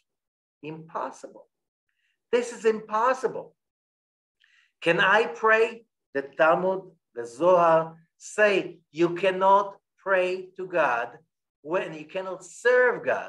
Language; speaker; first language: English; non-native, fluent; Hebrew